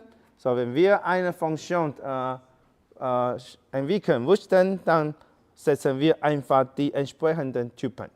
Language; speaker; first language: German; non-native, learner; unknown